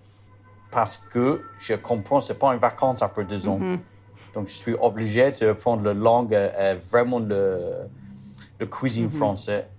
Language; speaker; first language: French; non-native, learner; English